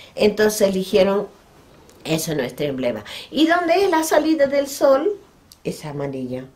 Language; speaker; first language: Spanish; non-native, local second language; Quechua